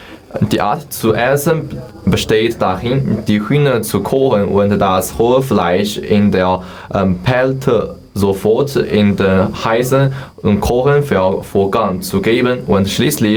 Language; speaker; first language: German; non-native, learner; Chinese